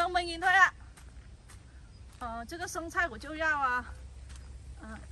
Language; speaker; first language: Chinese; non-native, fluent; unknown